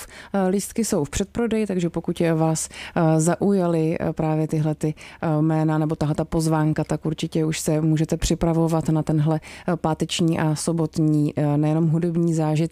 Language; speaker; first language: Czech; native; Czech